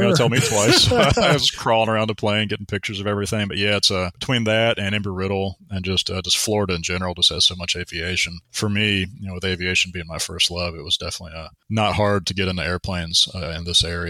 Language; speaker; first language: English; native; English